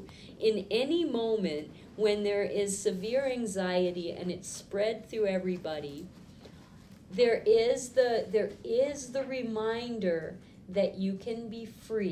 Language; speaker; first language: English; native; English